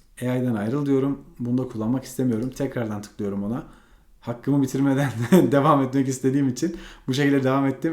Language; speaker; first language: Turkish; native; Turkish